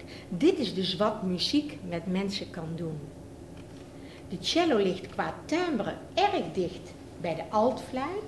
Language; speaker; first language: Dutch; native; Dutch